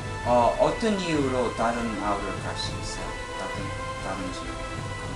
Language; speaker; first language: Korean; non-native, local second language; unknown